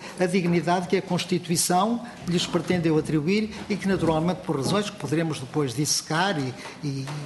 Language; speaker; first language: Portuguese; native; Portuguese